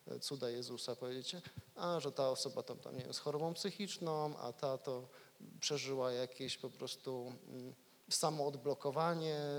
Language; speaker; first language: Polish; native; Polish